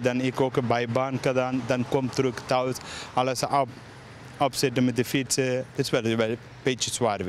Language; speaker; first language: Dutch; non-native, learner; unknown